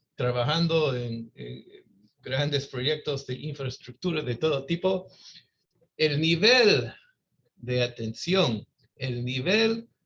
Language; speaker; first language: Spanish; non-native, fluent; English